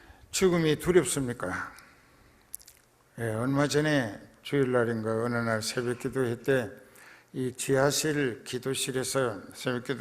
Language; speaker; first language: Korean; native; Korean